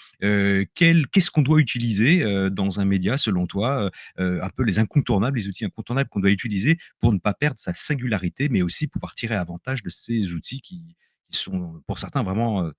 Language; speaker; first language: French; native; French